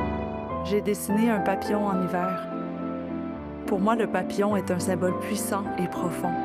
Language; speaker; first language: French; non-native, fluent; Persian